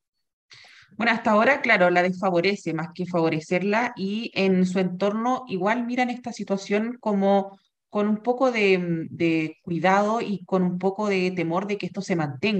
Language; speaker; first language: Spanish; native; Spanish